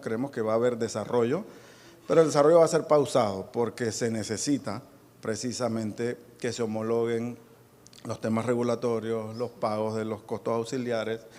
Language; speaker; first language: Spanish; non-native, fluent; Portuguese